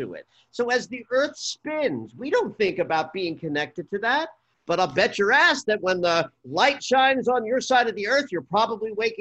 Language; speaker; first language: English; native; English